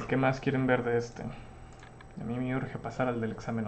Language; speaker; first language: Spanish; native; Spanish